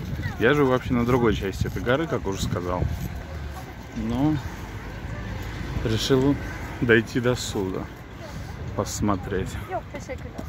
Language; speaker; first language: Russian; native; Russian